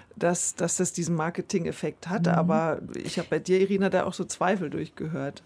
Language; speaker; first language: German; native; German